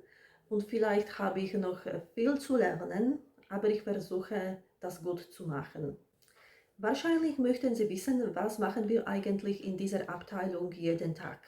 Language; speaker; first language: German; non-native, fluent; Slovak